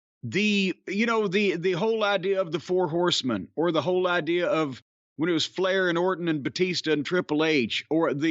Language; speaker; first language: English; native; English